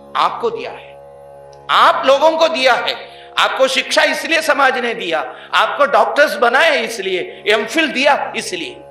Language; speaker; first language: Hindi; non-native, local second language; Malayalam